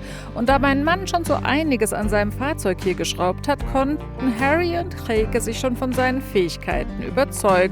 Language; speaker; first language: German; native; German